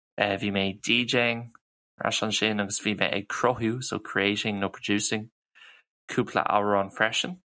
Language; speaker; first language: Irish; non-native, local second language; English